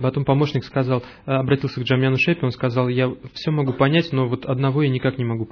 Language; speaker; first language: Russian; native; Russian